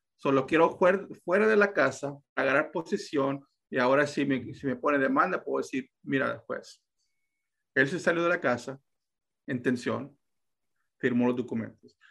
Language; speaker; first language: Spanish; early bilingual, heritage; Spanish